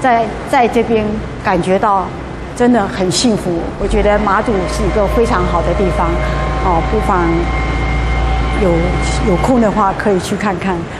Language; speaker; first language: Chinese; native; Chinese